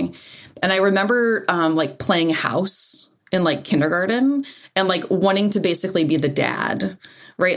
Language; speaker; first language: English; native; English